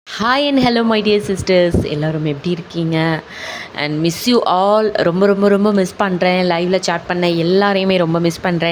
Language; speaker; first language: Tamil; native; Tamil